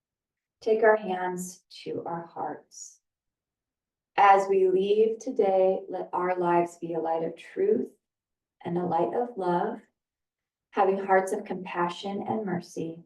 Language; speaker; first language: English; native; English